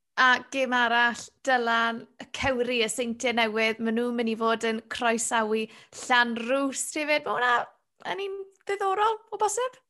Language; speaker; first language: Welsh; native; Welsh